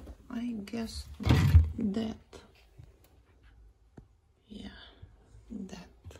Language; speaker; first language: English; non-native, fluent; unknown